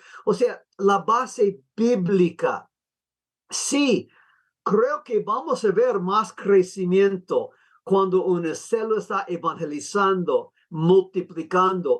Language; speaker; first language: Spanish; non-native, fluent; English